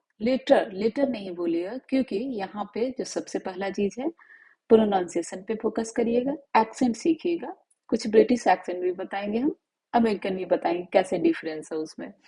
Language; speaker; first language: Hindi; native; Hindi